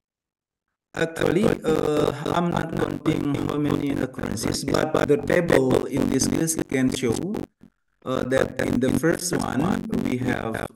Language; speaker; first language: English; non-native, learner; Indonesian